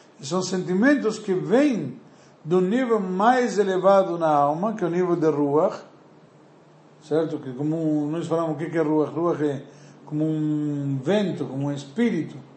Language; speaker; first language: Portuguese; non-native, fluent; Spanish